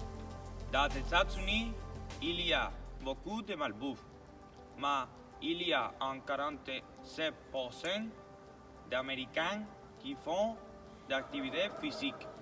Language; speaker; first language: French; non-native, learner; Spanish